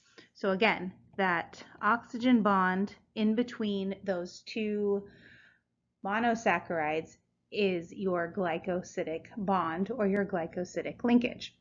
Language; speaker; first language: English; native; English